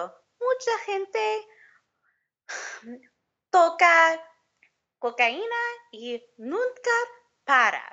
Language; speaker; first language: Spanish; non-native, learner; English